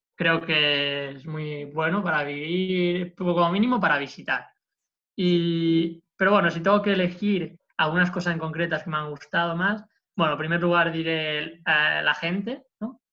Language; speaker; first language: Spanish; native; Spanish